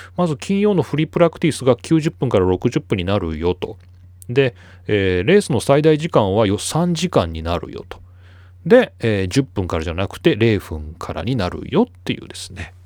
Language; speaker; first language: Japanese; native; Japanese